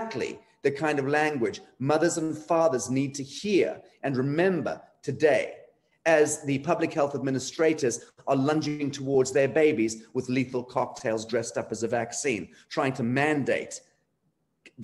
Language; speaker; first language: English; native; English